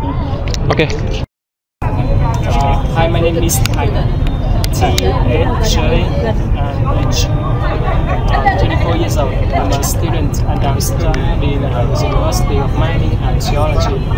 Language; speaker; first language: English; non-native, learner; Vietnamese